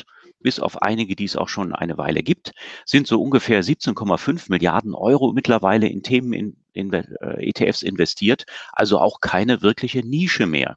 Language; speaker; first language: German; native; German